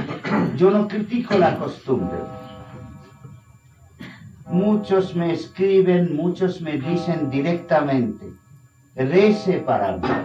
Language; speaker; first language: Spanish; non-native, fluent; Bangla